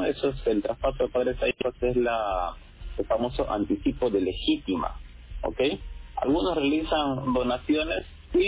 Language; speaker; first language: Spanish; native; Spanish